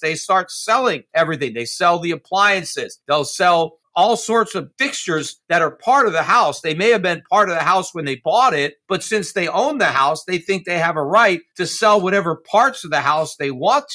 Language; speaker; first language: English; native; English